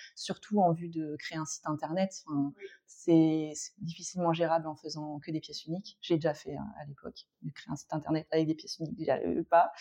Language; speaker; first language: French; native; French